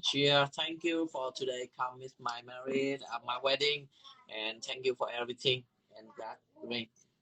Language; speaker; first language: English; non-native, learner; Vietnamese